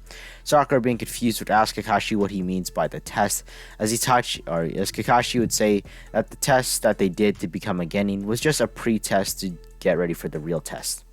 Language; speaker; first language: English; native; English